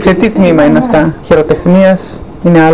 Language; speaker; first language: Greek; native; Greek